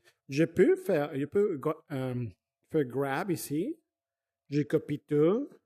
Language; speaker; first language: French; non-native, fluent; Spanish